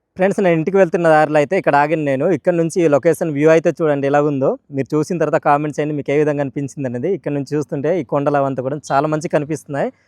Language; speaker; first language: Telugu; non-native, local second language; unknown